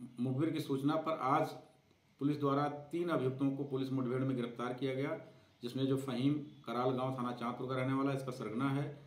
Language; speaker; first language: Hindi; native; Hindi